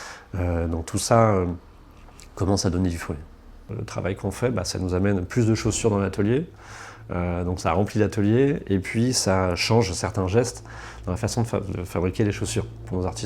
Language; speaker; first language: French; native; French